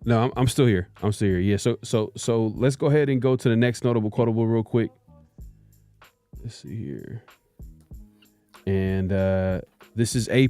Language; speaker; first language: English; native; English